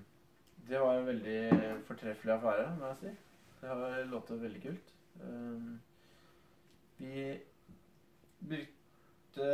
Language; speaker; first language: Norwegian; native; Norwegian